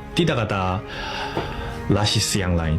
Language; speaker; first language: Indonesian; non-native, fluent; Korean